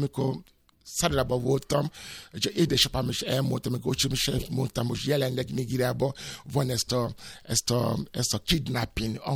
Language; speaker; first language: Hungarian; non-native, learner; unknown